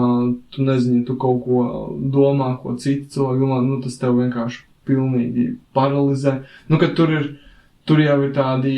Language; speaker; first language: Latvian; native; Latvian